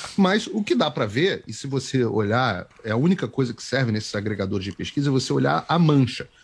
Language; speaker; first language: Portuguese; native; Portuguese